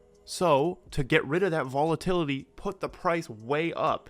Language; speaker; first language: English; native; English